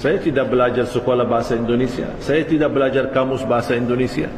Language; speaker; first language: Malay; non-native, fluent; Arabic